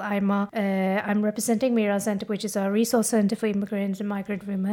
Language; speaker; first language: English; non-native, fluent; Norwegian